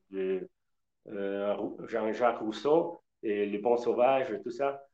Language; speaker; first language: French; non-native, learner; Spanish